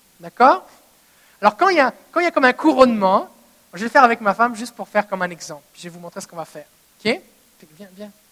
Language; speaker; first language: French; native; French